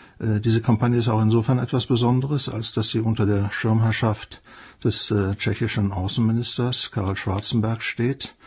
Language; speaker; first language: German; native; German